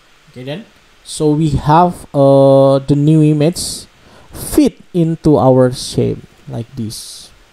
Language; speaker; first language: English; non-native, learner; Indonesian